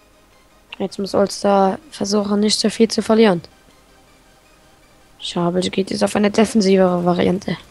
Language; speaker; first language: German; native; German